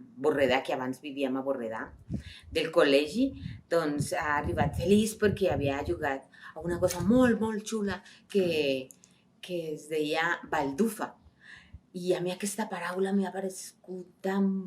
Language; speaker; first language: Catalan; non-native, fluent; Spanish